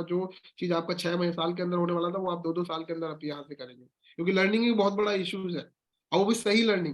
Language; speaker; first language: Hindi; native; Hindi